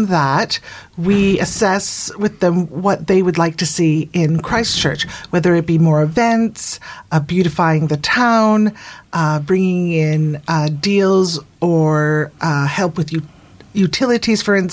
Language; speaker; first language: English; native; English